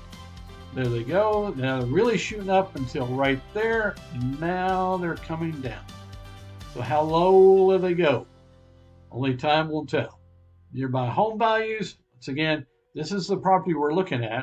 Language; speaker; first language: English; native; English